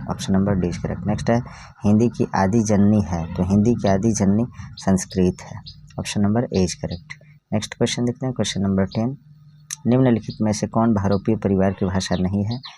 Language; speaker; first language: Hindi; native; Hindi